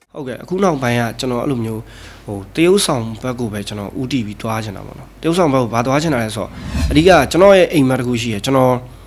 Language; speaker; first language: Burmese; native; Burmese